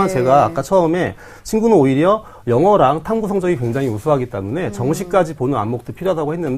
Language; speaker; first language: Korean; native; Korean